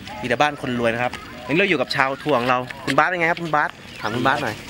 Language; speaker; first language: Thai; native; Thai